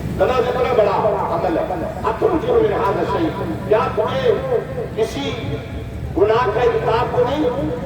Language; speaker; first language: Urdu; non-native, local second language; Pashto